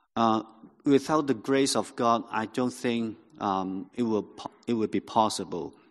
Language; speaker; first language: English; non-native, local second language; Cantonese